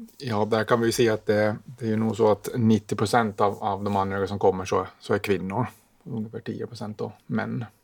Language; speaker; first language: Swedish; native; Swedish